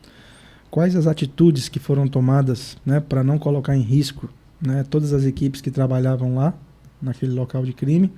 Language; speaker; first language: Portuguese; native; Portuguese